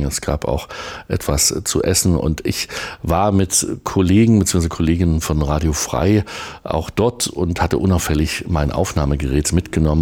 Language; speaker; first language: German; native; German